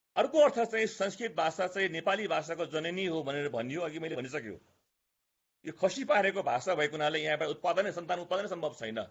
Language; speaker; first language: Nepali; non-native, local second language; Eastern Tamang